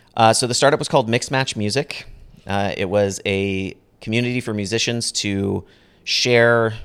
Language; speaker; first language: English; native; English